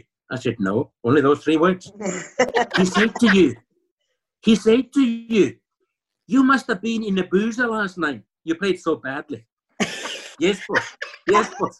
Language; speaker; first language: English; non-native, fluent; Finnish